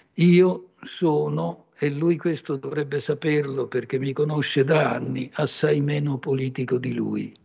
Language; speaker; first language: Italian; native; Italian